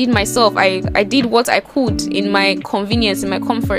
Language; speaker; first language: English; non-native, local second language; Yoruba